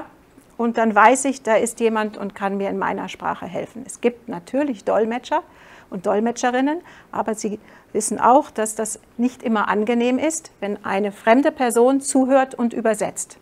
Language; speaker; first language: German; non-native, fluent; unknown